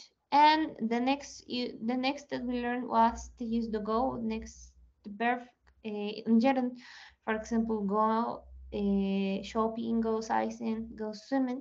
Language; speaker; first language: English; non-native, learner; Spanish